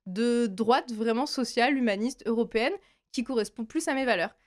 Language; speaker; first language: French; native; French